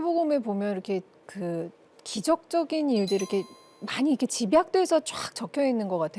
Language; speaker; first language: Korean; native; Korean